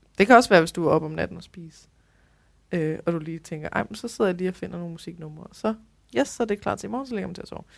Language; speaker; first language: Danish; native; Danish